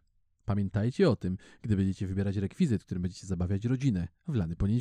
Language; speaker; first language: Polish; native; Polish